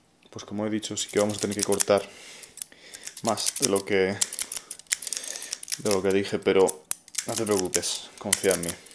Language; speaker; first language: Spanish; native; Spanish